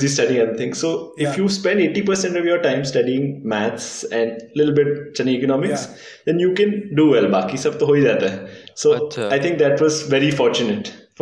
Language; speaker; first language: English; non-native, local second language; Hindi